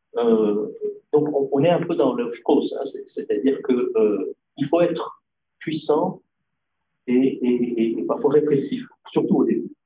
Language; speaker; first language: French; non-native, local second language; Arabic